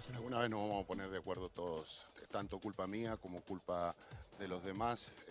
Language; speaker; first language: Spanish; native; Spanish